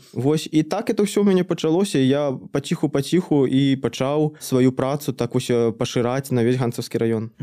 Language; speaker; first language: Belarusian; native; Belarusian